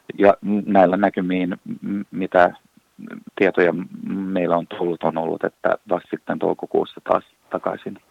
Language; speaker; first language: Finnish; early bilingual, heritage; Swedish